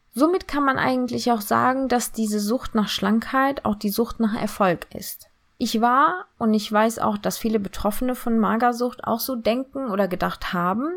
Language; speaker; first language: German; early bilingual, other home language; Turkish